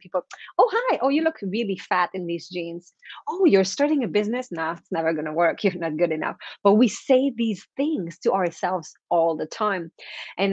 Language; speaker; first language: English; non-native, fluent; French